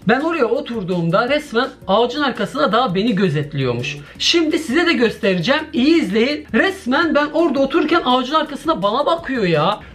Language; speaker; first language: Turkish; early bilingual, heritage; Turkish